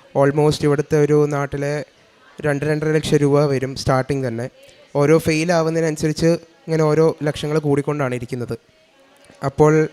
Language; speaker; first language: Malayalam; early bilingual, heritage; Malayalam